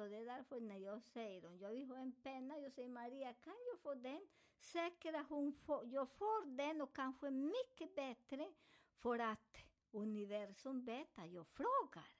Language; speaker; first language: Swedish; non-native, fluent; Spanish